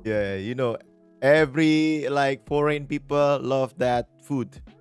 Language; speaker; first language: English; non-native, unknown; Indonesian